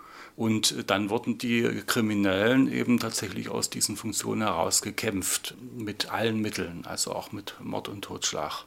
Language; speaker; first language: German; native; German